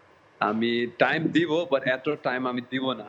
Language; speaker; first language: Bangla; early bilingual, heritage; Bangla